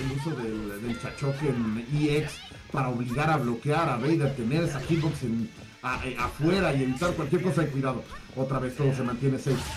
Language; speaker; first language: Spanish; native; Spanish